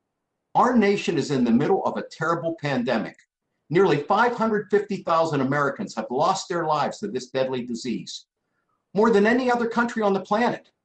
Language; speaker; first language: English; native; English